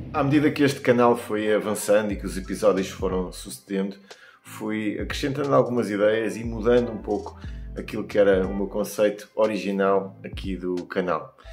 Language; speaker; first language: Portuguese; native; Portuguese